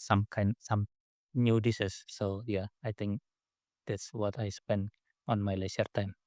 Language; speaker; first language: English; non-native, learner; Indonesian